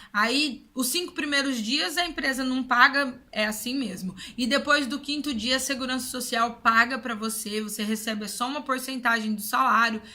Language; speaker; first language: Portuguese; native; Portuguese